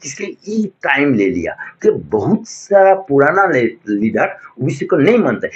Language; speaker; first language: Hindi; non-native, local second language; Bangla